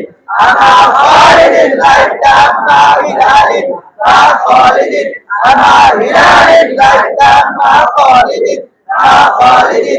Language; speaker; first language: Arabic; non-native, learner; Bangla